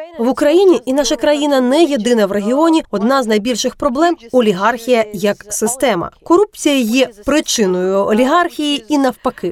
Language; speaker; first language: Ukrainian; native; Ukrainian